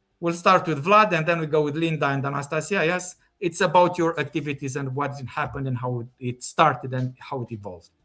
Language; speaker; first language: English; non-native, fluent; Romanian